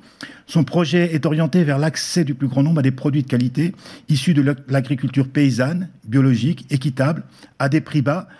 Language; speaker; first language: French; native; French